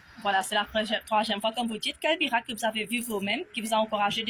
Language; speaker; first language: French; non-native, local second language; Morisyen